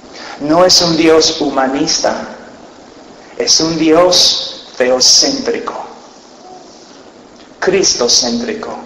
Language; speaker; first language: Spanish; non-native, fluent; English